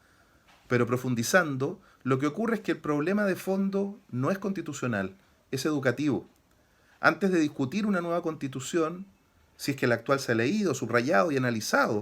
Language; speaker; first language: Spanish; native; Spanish